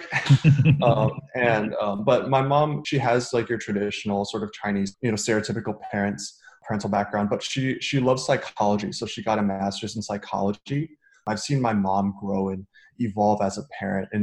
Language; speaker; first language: English; native; English